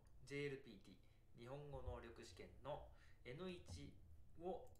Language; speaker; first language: Japanese; native; Japanese